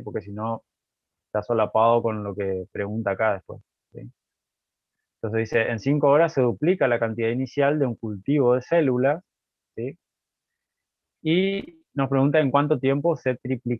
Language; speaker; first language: Spanish; native; Spanish